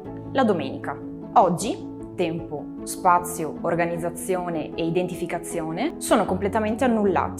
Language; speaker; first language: Italian; native; Italian